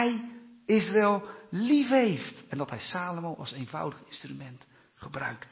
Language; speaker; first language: Dutch; native; Dutch